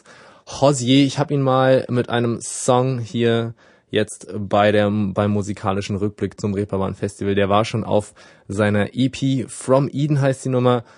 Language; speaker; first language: German; native; German